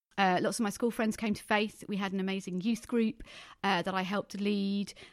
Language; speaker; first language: English; native; English